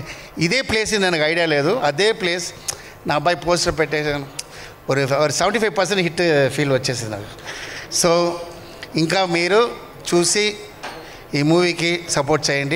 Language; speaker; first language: Telugu; non-native, learner; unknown